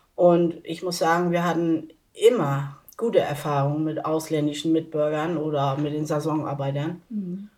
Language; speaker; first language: German; native; German